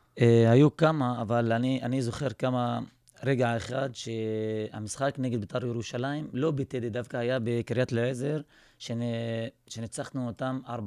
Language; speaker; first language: Hebrew; non-native, local second language; Arabic